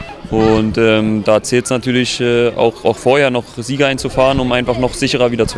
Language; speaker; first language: German; native; German